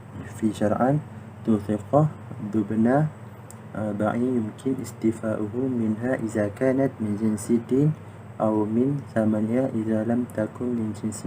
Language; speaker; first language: Arabic; non-native, learner; Malay